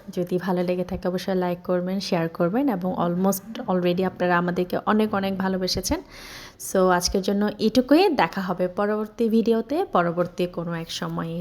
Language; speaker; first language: Bangla; non-native, local second language; Chakma